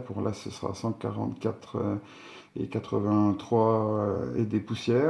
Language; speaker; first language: French; native; French